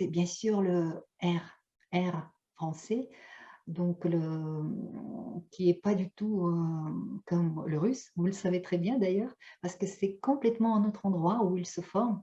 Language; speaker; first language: French; non-native, fluent; Russian